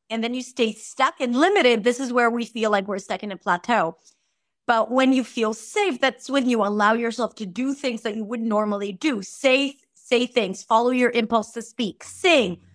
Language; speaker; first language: English; non-native, fluent; Hebrew